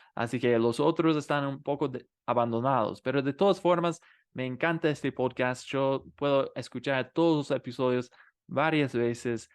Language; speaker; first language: Spanish; non-native, fluent; English